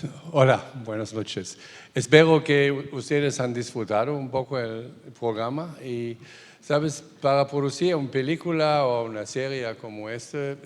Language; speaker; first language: Spanish; non-native, fluent; German